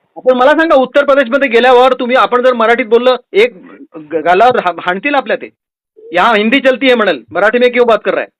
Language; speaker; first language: Marathi; native; Marathi